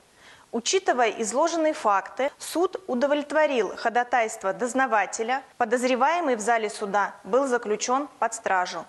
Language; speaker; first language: Russian; native; Russian